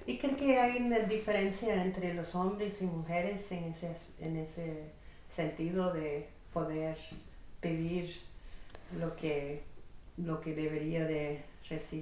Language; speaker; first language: Spanish; non-native, fluent; English